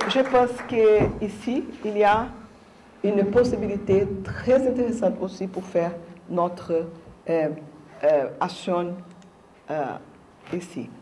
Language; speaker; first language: French; non-native, local second language; Arabic